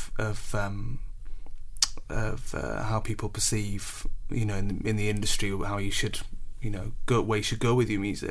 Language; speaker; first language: English; native; English